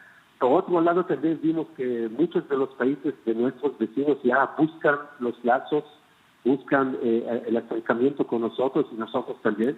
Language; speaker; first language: Spanish; non-native, fluent; Hebrew